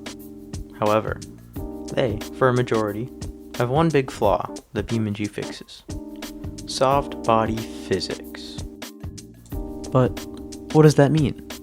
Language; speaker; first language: English; native; English